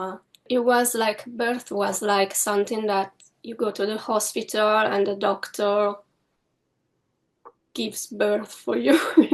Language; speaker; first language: English; non-native, fluent; Italian